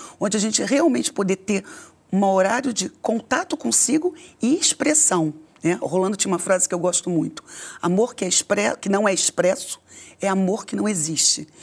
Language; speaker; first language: Portuguese; native; Portuguese